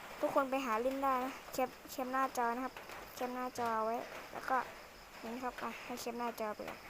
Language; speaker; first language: Thai; native; Thai